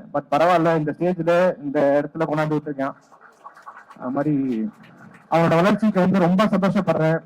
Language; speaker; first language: Tamil; native; Tamil